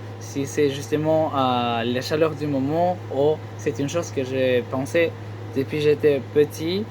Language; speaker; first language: French; non-native, learner; Spanish